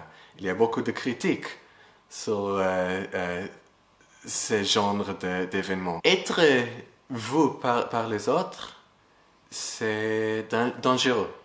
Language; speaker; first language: French; non-native, fluent; English